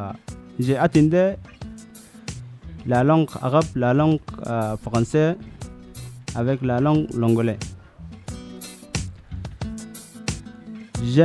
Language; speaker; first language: French; non-native, learner; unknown